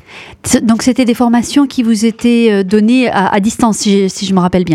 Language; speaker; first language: French; native; French